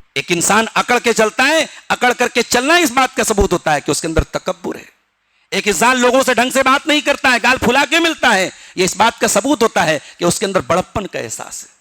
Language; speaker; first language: Urdu; native; Urdu